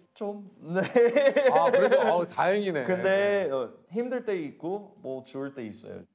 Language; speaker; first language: Korean; non-native, fluent; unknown